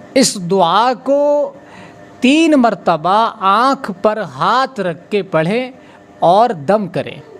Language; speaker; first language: Urdu; native; Urdu